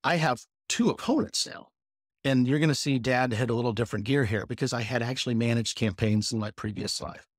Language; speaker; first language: English; native; English